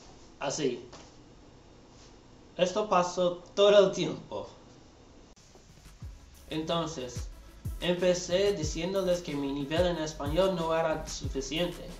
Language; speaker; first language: Spanish; non-native, learner; English